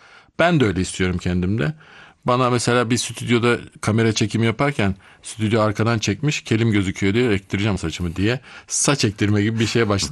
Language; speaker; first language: Turkish; native; Turkish